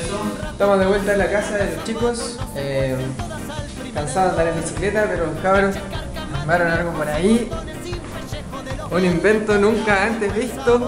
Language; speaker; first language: Spanish; native; Spanish